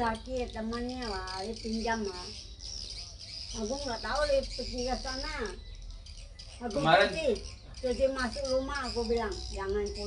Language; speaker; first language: Indonesian; non-native, local second language; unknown